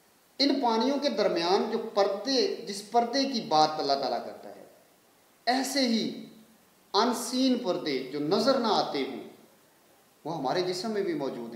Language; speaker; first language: Urdu; native; Urdu